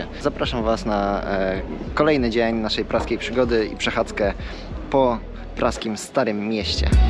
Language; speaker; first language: Polish; native; Polish